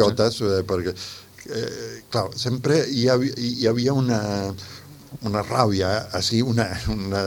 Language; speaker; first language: Catalan; non-native, fluent; Spanish